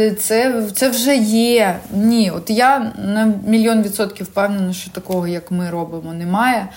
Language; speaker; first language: Ukrainian; non-native, local second language; Russian